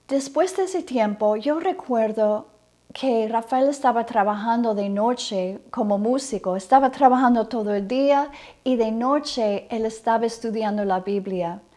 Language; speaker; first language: Spanish; non-native, fluent; English